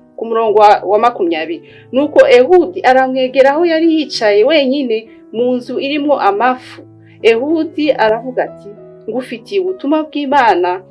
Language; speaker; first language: Kinyarwanda; early bilingual, heritage; Kinyarwanda